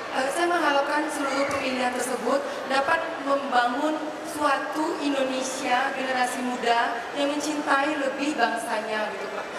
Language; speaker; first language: Indonesian; non-native, local second language; Minangkabau